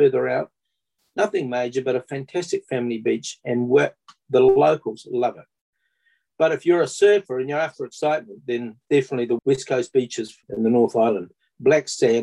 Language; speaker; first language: English; native; English